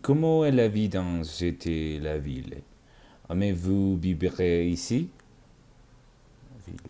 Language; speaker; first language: French; non-native, learner; Spanish